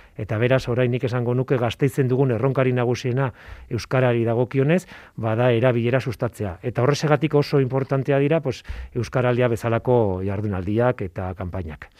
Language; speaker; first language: Basque; non-native, local second language; Spanish